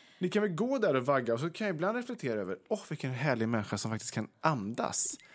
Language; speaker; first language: Swedish; native; Swedish